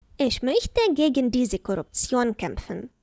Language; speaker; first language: German; non-native, fluent; Ukrainian